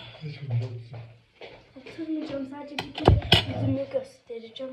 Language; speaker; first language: Turkish; early bilingual, heritage; Turkish